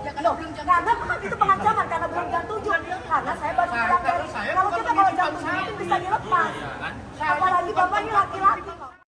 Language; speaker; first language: Indonesian; non-native, local second language; Madurese